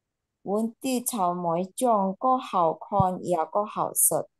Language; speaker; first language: Chinese; non-native, learner; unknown